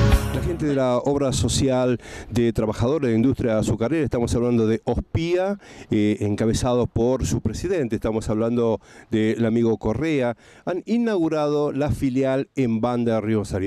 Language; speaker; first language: Spanish; native; Spanish